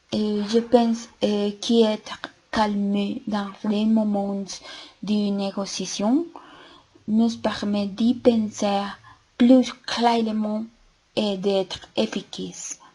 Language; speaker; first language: French; non-native, learner; Spanish